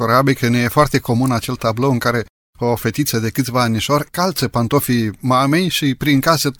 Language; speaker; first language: Romanian; native; Romanian